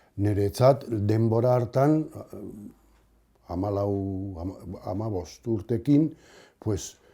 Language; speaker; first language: Basque; non-native, local second language; Spanish